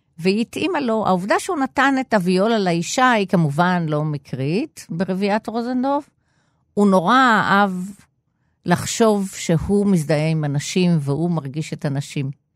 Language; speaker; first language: Hebrew; native; Hebrew